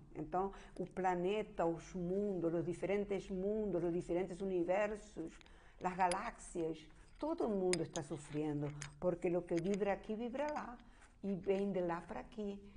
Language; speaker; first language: Portuguese; non-native, fluent; Spanish